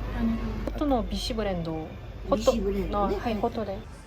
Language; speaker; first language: Japanese; non-native, learner; Korean